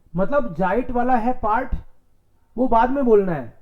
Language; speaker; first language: Hindi; native; Hindi